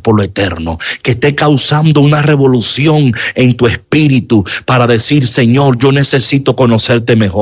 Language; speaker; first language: Spanish; native; Spanish